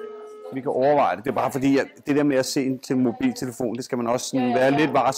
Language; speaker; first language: Danish; native; Danish